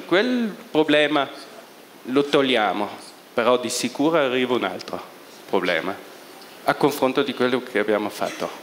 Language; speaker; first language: Italian; non-native, local second language; German